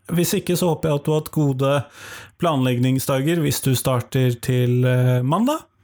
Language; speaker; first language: Norwegian; native; Norwegian